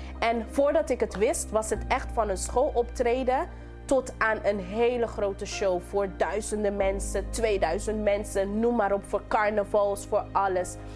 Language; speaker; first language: Dutch; non-native, local second language; English